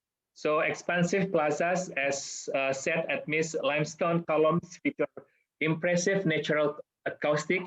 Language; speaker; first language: English; non-native, fluent; Indonesian